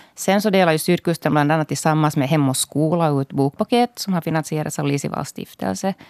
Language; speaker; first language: Swedish; native; Swedish